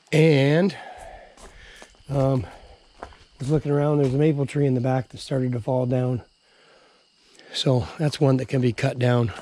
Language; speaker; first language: English; native; English